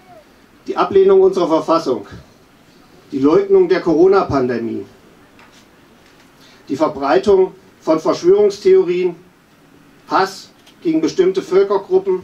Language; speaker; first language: German; native; German